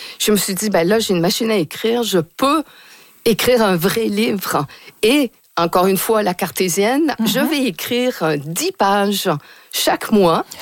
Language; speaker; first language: French; native; French